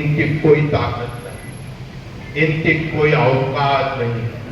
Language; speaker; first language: Hindi; non-native, local second language; Marathi